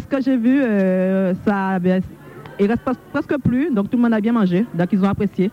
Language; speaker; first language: French; native; French